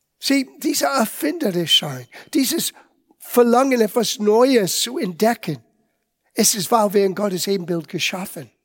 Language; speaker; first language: German; non-native, fluent; English